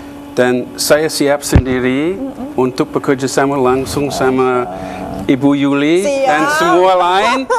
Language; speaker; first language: Indonesian; non-native, fluent; English